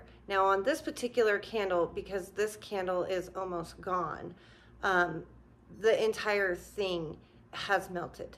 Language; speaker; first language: English; native; English